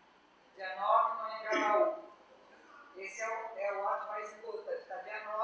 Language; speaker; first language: Portuguese; non-native, learner; Spanish